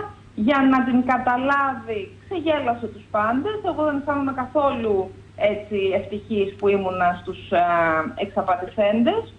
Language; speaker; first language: Greek; native; Greek